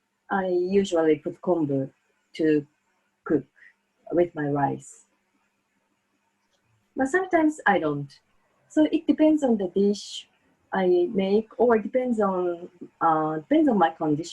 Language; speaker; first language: English; non-native, fluent; Japanese